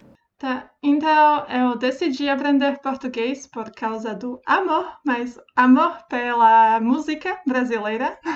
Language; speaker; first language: Portuguese; non-native, fluent; Slovak